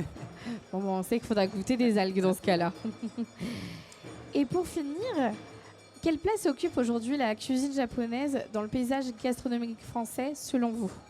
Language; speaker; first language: French; native; French